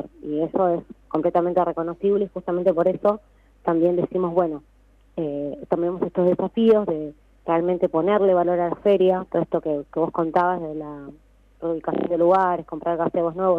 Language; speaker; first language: Spanish; native; Spanish